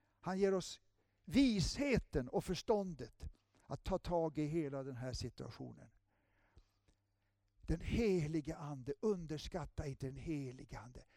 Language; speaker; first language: Swedish; native; Swedish